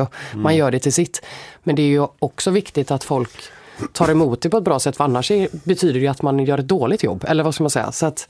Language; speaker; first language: Swedish; native; Swedish